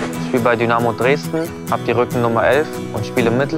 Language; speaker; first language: German; early bilingual, other home language; Kurdish